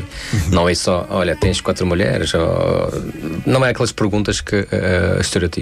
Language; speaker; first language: Portuguese; non-native, fluent; Tajik